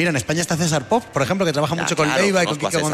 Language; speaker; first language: Spanish; native; Spanish